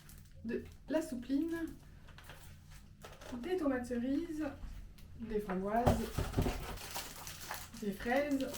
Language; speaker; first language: French; native; French